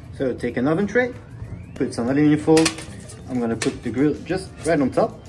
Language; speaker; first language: English; non-native, fluent; French